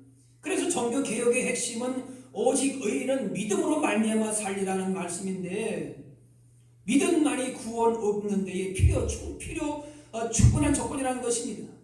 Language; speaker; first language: Korean; native; Korean